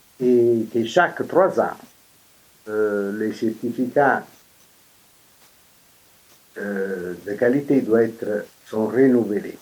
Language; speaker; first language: French; non-native, fluent; Italian